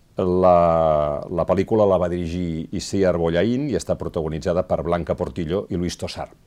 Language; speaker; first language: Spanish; non-native, local second language; Catalan